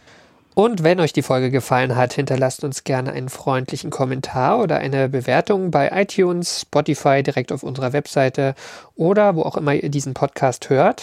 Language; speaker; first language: German; native; German